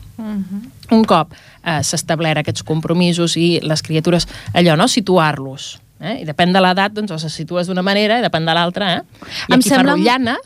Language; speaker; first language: Catalan; native; Catalan